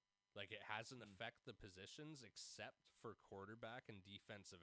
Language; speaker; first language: English; native; English